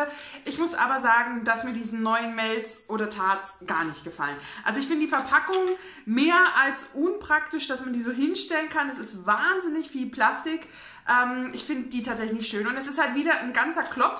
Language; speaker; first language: German; native; German